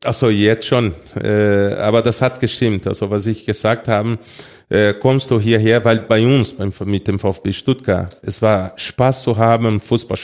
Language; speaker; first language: German; non-native, fluent; Portuguese